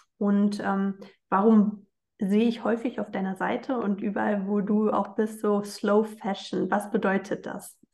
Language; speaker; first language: German; native; German